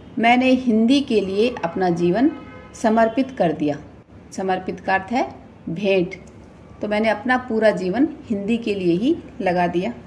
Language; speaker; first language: Hindi; native; Hindi